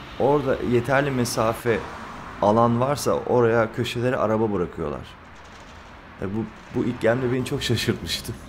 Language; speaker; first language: Turkish; native; Turkish